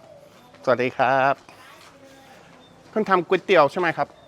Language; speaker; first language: Thai; non-native, learner; English